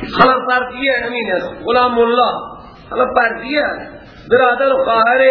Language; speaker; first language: Persian; non-native, local second language; Baluchi